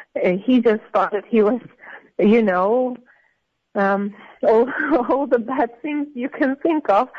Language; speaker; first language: English; non-native, fluent; Russian